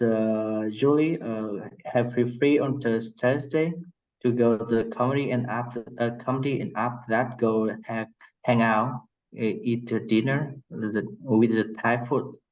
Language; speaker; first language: English; non-native, learner; Vietnamese